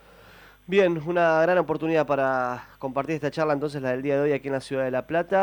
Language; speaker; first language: Spanish; native; Spanish